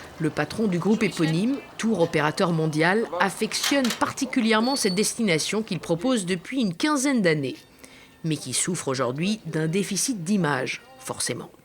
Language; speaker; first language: French; native; French